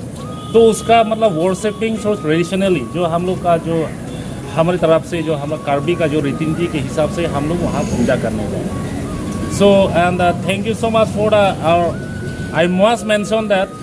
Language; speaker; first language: Hindi; non-native, local second language; Karbi